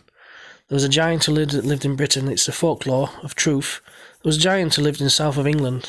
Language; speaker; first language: English; native; English